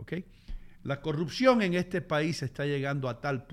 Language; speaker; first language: Spanish; native; Spanish